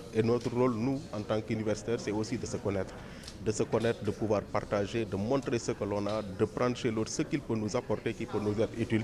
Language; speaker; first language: French; non-native, local second language; Wolof